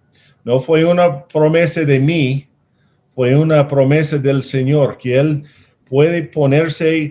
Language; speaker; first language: Spanish; non-native, fluent; English